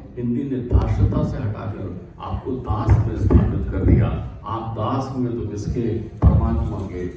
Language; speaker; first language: Hindi; native; Hindi